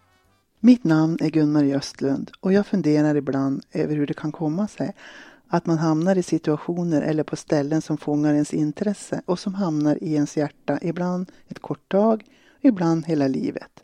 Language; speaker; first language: Swedish; native; Swedish